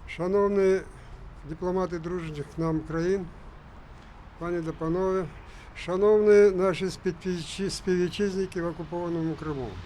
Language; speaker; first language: Ukrainian; non-native, local second language; Crimean Tatar